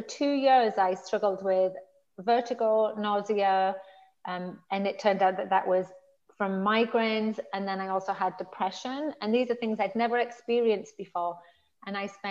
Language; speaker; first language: English; native; English